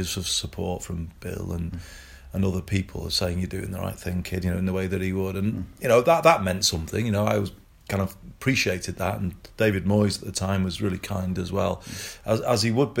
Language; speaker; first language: English; native; English